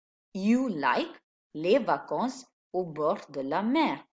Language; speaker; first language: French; non-native, fluent; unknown